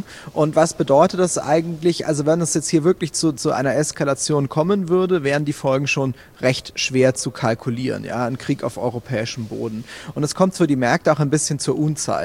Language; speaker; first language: German; native; German